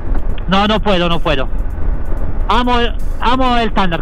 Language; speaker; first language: Spanish; non-native, learner; Italian